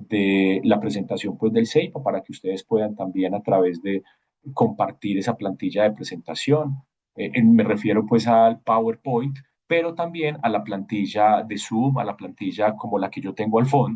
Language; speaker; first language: Spanish; native; Spanish